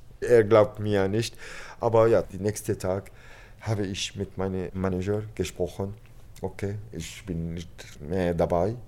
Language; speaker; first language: German; non-native, learner; Arabic